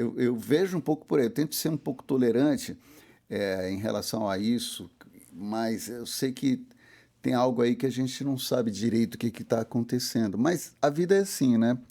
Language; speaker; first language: Portuguese; early bilingual, heritage; Portuguese